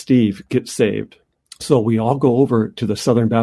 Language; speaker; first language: English; native; English